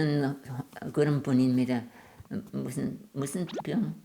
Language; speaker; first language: Korean; non-native, learner; German